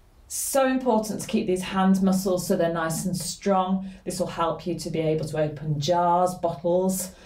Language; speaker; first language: English; native; English